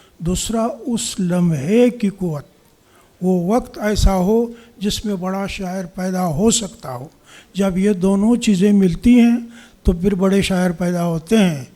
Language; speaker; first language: Urdu; non-native, local second language; Pashto